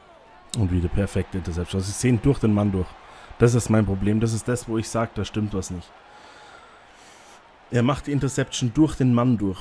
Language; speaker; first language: German; native; German